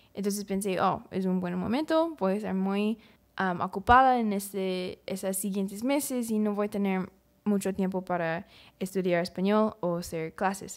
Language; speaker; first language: Spanish; non-native, learner; English